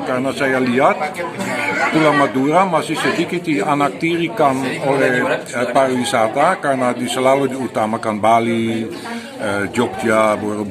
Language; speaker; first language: Indonesian; non-native, fluent; Dutch